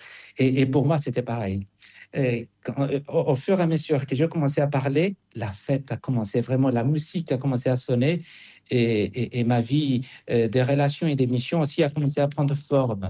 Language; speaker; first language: French; non-native, fluent; Spanish